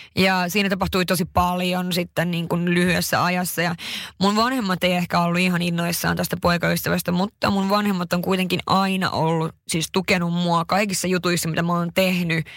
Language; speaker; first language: Finnish; early bilingual, heritage; Finnish